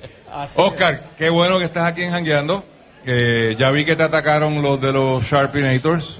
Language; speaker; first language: Spanish; native; Spanish